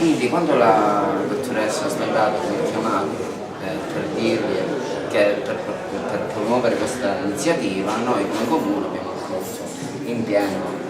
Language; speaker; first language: Italian; native; Italian